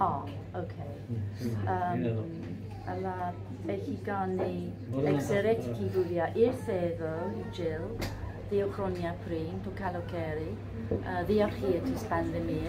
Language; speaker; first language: Greek; non-native, learner; English